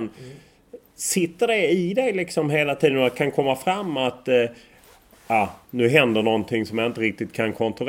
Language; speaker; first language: Swedish; native; Swedish